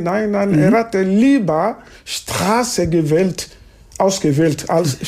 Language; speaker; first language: German; non-native, fluent; Lingala